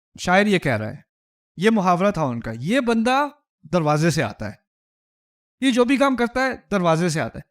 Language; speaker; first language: Urdu; early bilingual, heritage; Urdu